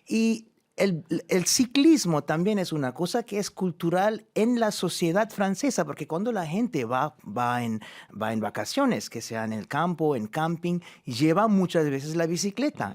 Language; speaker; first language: Spanish; non-native, fluent; French